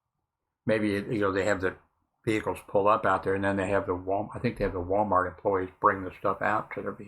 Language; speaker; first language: English; native; English